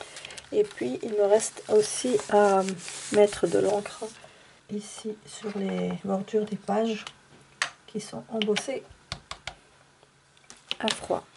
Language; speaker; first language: French; native; French